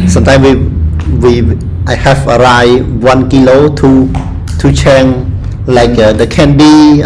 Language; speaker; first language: English; non-native, learner; Khmer